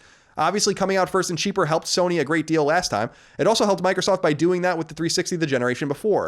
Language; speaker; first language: English; native; English